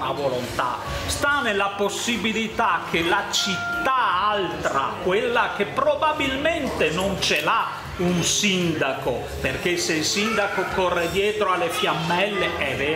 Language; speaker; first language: Italian; native; Italian